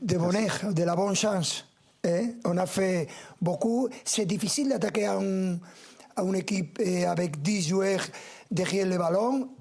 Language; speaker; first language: French; non-native, fluent; Spanish